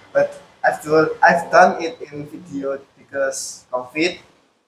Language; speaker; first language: English; non-native, local second language; Indonesian